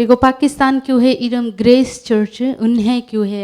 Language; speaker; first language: Korean; non-native, learner; Urdu